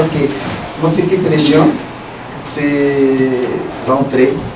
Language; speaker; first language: French; non-native, learner; Arabic